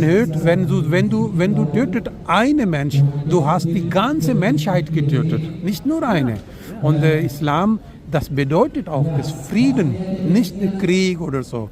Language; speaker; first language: German; non-native, learner; Urdu